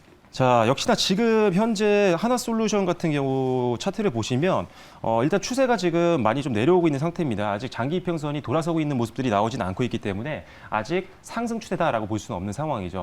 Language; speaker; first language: Korean; native; Korean